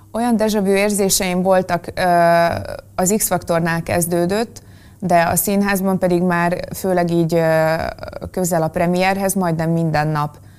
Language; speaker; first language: Hungarian; native; Hungarian